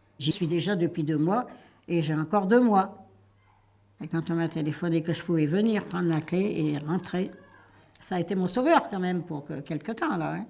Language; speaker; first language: French; native; French